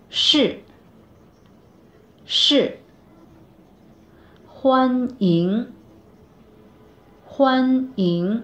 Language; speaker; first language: Chinese; non-native, fluent; Bangla